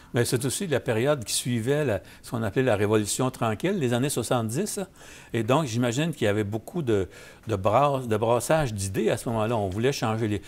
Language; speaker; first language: French; native; French